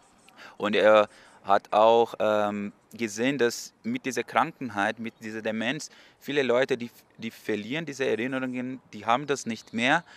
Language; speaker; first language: German; non-native, learner; Portuguese